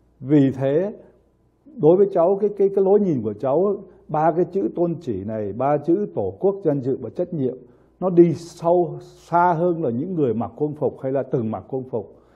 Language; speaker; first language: Vietnamese; early bilingual, heritage; Vietnamese